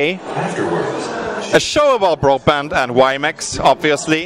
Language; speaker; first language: English; non-native, fluent; German